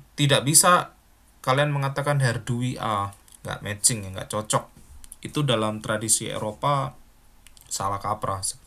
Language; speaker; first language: Indonesian; native; Indonesian